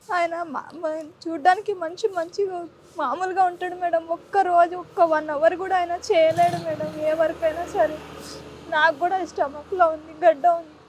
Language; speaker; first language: Telugu; native; Telugu